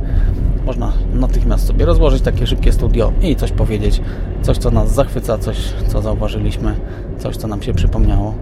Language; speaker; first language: Polish; native; Polish